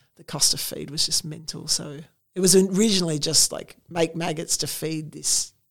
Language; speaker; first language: English; native; English